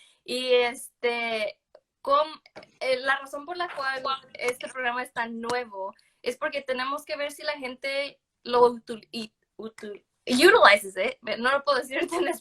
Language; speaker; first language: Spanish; early bilingual, other home language; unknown